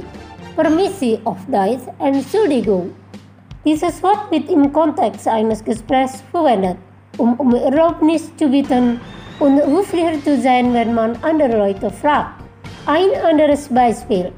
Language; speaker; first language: German; non-native, fluent; Indonesian